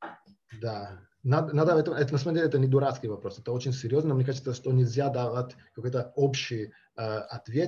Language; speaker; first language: Russian; non-native, fluent; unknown